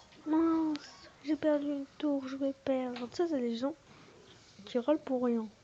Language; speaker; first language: French; native; French